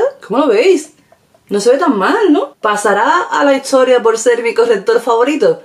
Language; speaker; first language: Spanish; native; Spanish